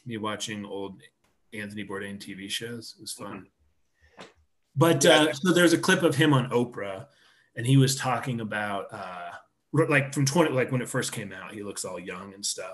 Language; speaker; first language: English; native; English